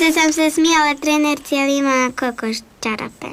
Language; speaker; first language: Serbian; native; Serbian